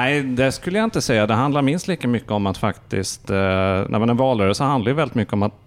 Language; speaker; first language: Swedish; native; Swedish